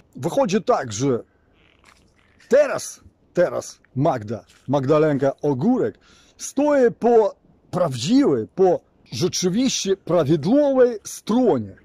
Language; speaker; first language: Polish; non-native, fluent; Ukrainian